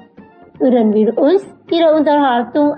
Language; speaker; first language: German; non-native, fluent; Indonesian